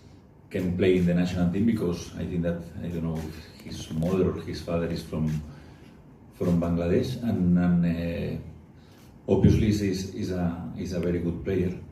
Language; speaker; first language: English; non-native, fluent; Spanish